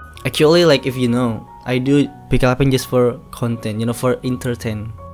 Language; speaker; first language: English; non-native, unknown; Indonesian